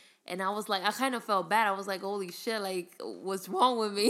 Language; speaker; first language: English; early bilingual, other home language; Spanish